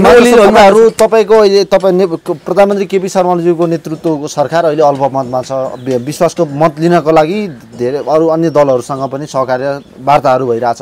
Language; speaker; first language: Nepali; native; Nepali